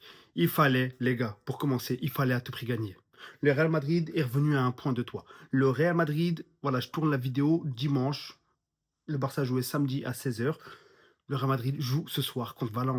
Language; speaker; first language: French; native; French